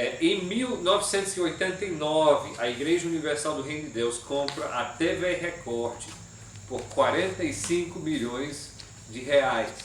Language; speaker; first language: Portuguese; non-native, fluent; English